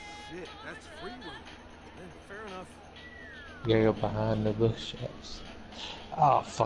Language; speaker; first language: English; native; English